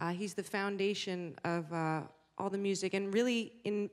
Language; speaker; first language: English; native; English